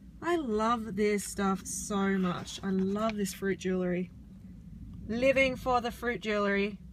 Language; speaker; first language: English; native; English